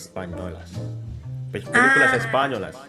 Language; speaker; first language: Spanish; non-native, learner; Indonesian